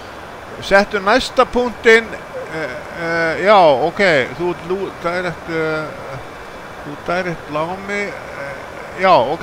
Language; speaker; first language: Icelandic; native; Icelandic